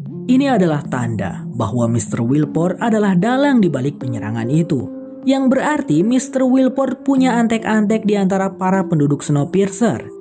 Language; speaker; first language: Indonesian; native; Indonesian